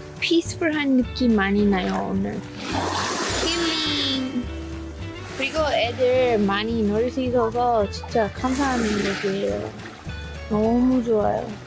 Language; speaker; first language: Korean; non-native, learner; English